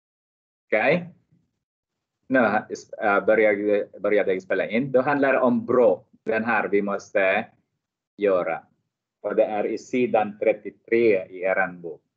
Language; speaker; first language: Swedish; non-native, learner; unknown